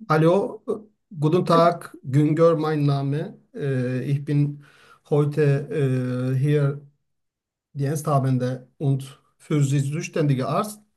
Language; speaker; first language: German; non-native, learner; Turkish